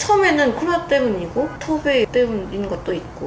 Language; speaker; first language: Korean; non-native, fluent; Vietnamese